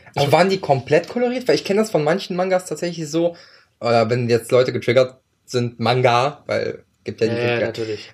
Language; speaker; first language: German; early bilingual, other home language; Ukrainian